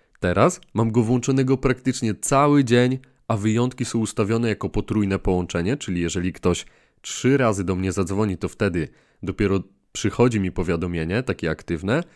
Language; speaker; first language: Polish; native; Polish